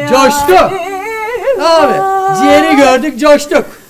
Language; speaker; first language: Turkish; native; Turkish